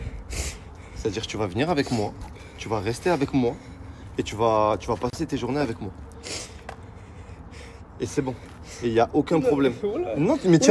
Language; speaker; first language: French; native; French